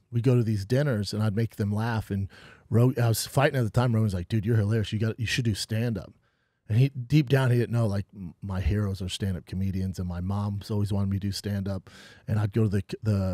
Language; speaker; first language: English; native; English